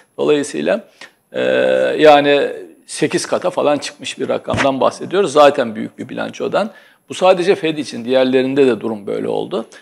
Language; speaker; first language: Turkish; native; Turkish